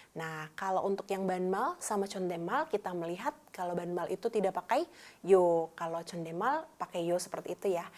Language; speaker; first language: Indonesian; native; Indonesian